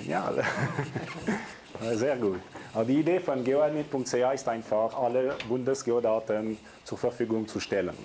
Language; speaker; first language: German; non-native, local second language; French